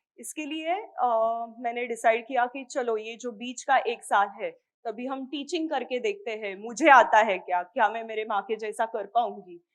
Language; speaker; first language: Hindi; non-native, local second language; Marathi